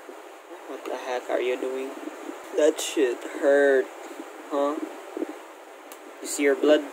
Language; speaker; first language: English; non-native, local second language; Filipino